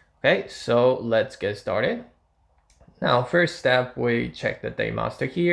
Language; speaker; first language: English; non-native, fluent; Chinese